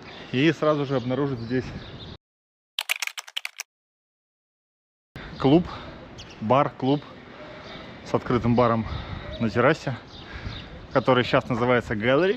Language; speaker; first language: Russian; native; Russian